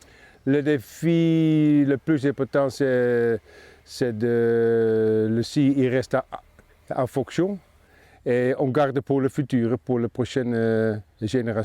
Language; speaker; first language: French; non-native, fluent; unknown